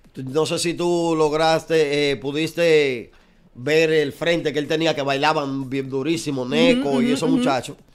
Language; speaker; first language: Spanish; native; Spanish